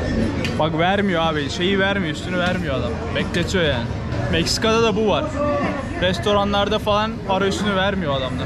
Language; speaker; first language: Turkish; native; Turkish